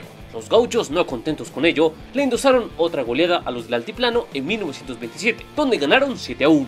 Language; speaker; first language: Spanish; native; Spanish